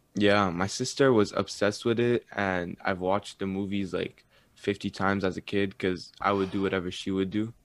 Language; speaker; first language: English; early bilingual, other home language; Arabic